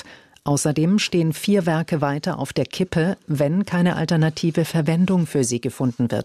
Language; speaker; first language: German; native; German